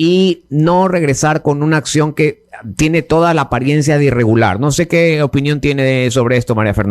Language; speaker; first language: Spanish; native; Spanish